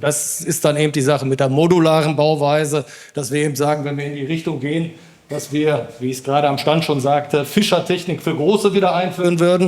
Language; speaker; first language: German; native; German